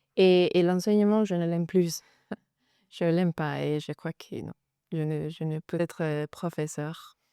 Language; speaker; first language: French; non-native, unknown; Spanish